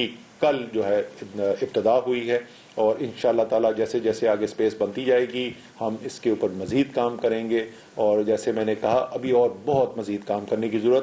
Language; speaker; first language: Urdu; native; Urdu